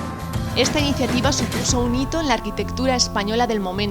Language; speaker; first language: Spanish; native; Spanish